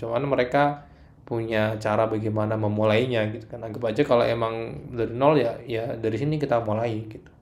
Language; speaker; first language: Indonesian; native; Indonesian